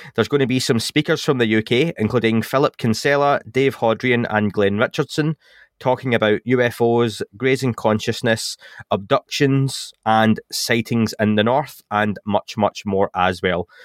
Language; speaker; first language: English; native; English